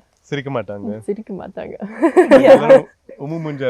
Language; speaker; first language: Tamil; native; Tamil